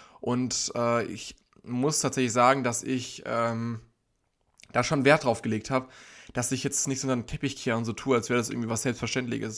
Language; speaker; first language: German; native; German